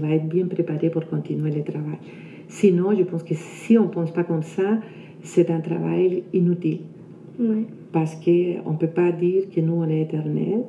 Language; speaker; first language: French; non-native, fluent; Spanish